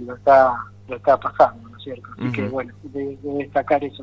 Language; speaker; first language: Spanish; native; Spanish